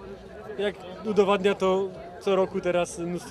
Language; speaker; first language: Polish; native; Polish